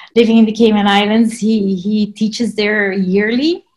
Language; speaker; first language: English; non-native, fluent; Dutch